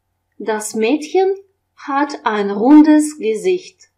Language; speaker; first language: German; non-native, fluent; Russian